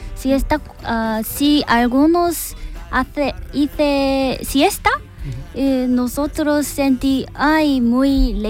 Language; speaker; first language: Spanish; non-native, learner; Korean